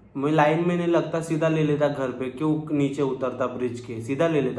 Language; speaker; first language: Hindi; non-native, local second language; Marathi